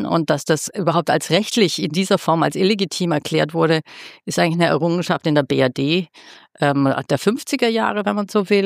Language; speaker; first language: German; native; German